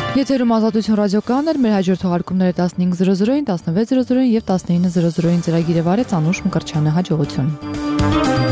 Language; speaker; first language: Armenian; native; Armenian